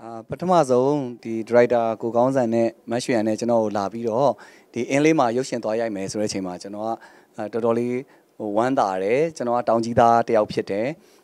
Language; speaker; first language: Burmese; native; Burmese